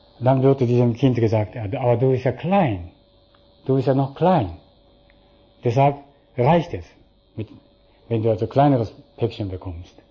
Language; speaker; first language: German; non-native, fluent; Japanese